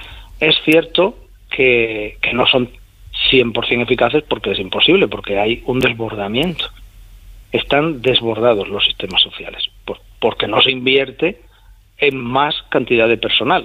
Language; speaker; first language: Spanish; native; Spanish